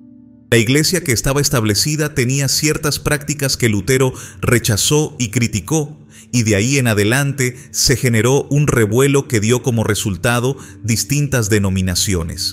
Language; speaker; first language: Spanish; native; Spanish